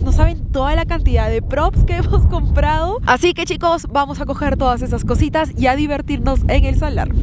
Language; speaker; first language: Spanish; native; Spanish